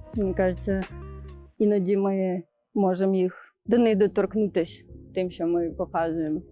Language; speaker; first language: Ukrainian; native; Ukrainian